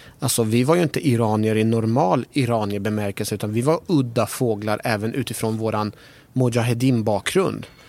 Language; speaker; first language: Swedish; early bilingual, other home language; Persian